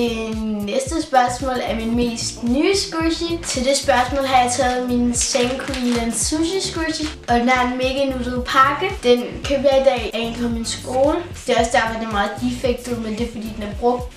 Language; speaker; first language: Danish; native; Danish